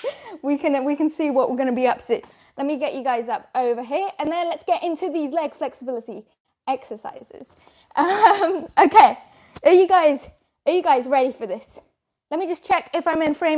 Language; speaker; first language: English; native; English